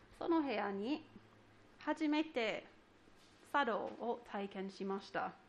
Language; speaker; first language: Japanese; non-native, fluent; English